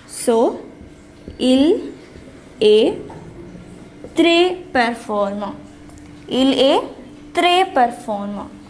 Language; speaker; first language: French; non-native, fluent; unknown